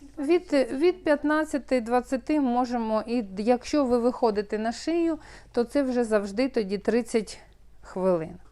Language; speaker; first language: Ukrainian; non-native, local second language; Russian